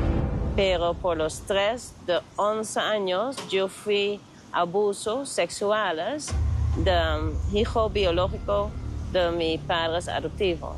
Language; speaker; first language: Spanish; non-native, learner; Dutch